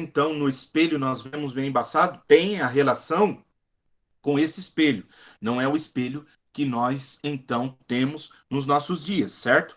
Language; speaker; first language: Portuguese; native; Portuguese